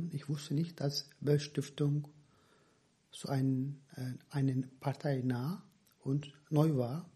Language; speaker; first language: German; non-native, fluent; Turkish